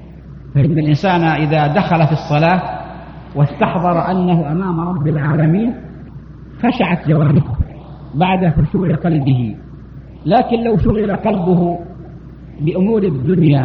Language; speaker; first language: Arabic; native; Arabic